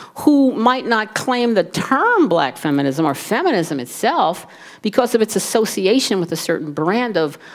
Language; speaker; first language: English; native; English